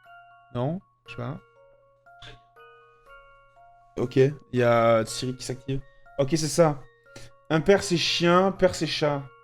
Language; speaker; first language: French; native; French